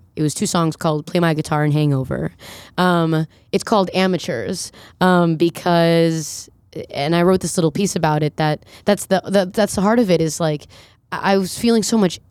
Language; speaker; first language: English; native; English